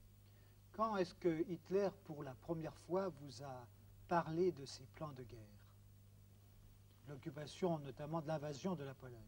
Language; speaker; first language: French; native; French